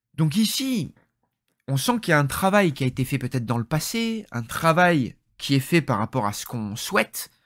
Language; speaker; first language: French; native; French